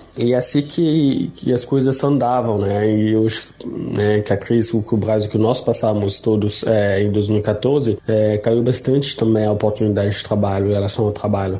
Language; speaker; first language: Portuguese; non-native, learner; Arabic